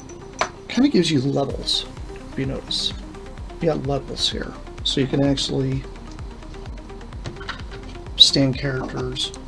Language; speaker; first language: English; native; English